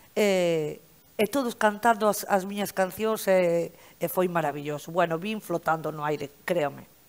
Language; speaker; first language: Galician; native; Galician